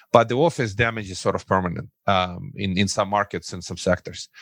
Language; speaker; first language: English; non-native, fluent; Russian